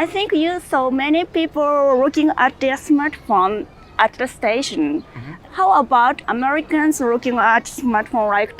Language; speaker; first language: English; non-native, learner; Japanese